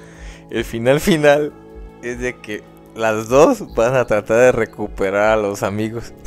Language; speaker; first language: Spanish; native; Spanish